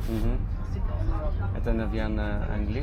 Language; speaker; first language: Russian; non-native, learner; English